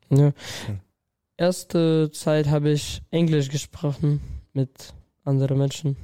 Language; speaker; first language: German; non-native, learner; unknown